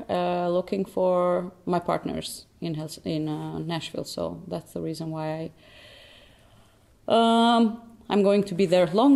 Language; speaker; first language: English; non-native, fluent; Albanian